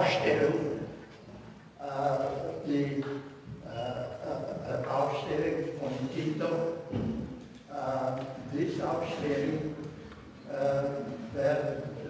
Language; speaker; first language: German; non-native, learner; Slovenian